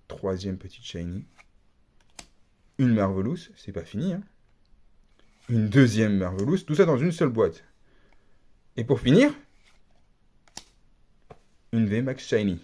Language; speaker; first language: French; native; French